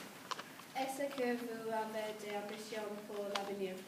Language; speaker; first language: French; non-native, learner; English